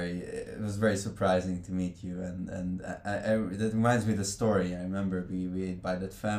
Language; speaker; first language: English; non-native, fluent; Hungarian